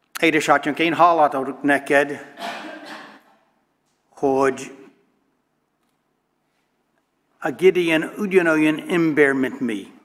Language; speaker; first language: Hungarian; non-native, learner; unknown